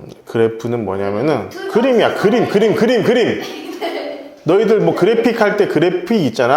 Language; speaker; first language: Korean; native; Korean